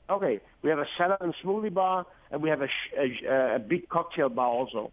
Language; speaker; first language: English; non-native, fluent; Danish